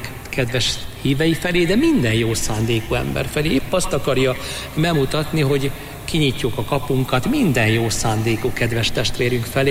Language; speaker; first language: Hungarian; native; Hungarian